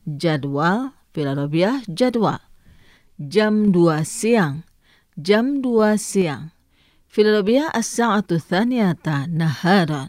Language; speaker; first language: Arabic; non-native, fluent; Indonesian